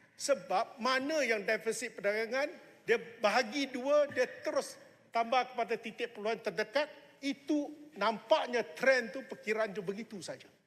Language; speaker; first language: Malay; non-native, local second language; Chinese